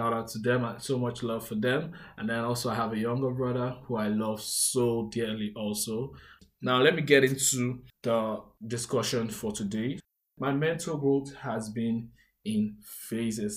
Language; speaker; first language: English; non-native, local second language; Igbo